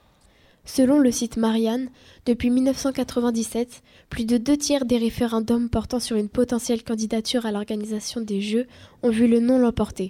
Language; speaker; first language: French; native; French